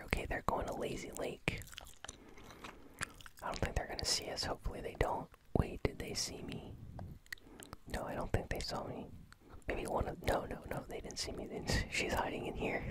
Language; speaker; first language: English; native; English